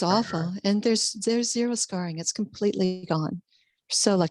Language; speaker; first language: English; native; English